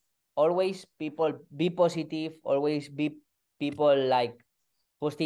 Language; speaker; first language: English; non-native, learner; Spanish